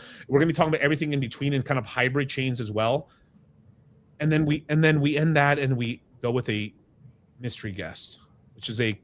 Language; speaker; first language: English; native; English